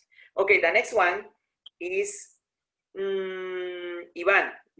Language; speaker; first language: English; non-native, learner; Spanish